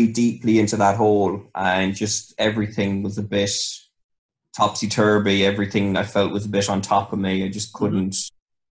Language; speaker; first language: English; native; English